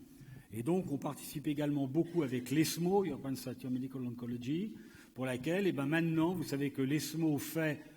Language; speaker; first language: French; native; French